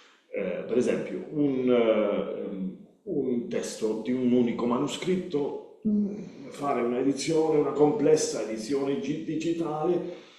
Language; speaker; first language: Italian; non-native, learner; Spanish